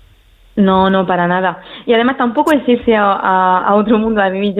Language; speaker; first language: Spanish; early bilingual, heritage; Spanish